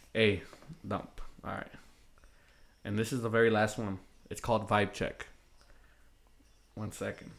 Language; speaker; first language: English; native; English